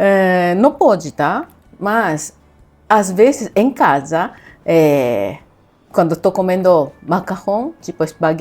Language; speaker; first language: Portuguese; non-native, fluent; Japanese